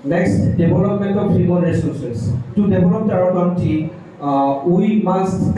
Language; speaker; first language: English; non-native, local second language; Assamese